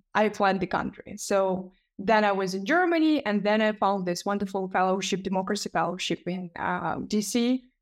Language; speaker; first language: English; non-native, fluent; Ukrainian